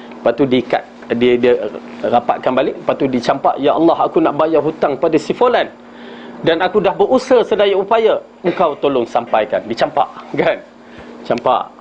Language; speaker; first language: Malay; native; Malay